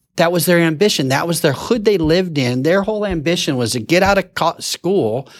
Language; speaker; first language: English; native; English